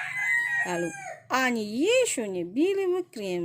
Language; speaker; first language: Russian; non-native, fluent; Indonesian